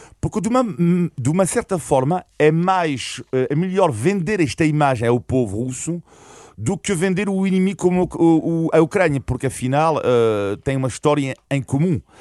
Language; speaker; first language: Portuguese; non-native, fluent; French